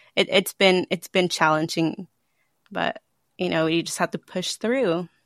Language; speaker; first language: English; early bilingual, other home language; Spanish